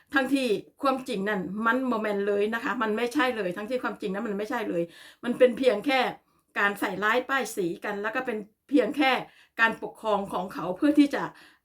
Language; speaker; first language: Thai; native; Thai